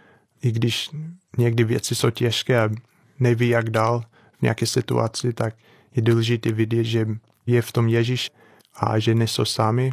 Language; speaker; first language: Czech; non-native, fluent; English